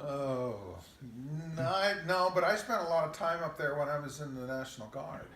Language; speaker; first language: English; native; English